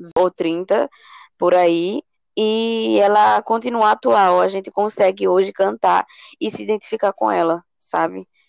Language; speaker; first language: Portuguese; native; Portuguese